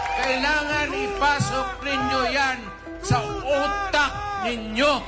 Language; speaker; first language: Filipino; non-native, local second language; Cebuano